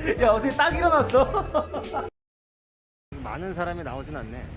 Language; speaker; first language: Korean; native; Korean